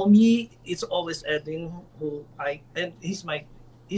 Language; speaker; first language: English; non-native, local second language; Filipino